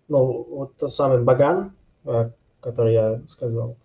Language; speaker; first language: Russian; early bilingual, heritage; Russian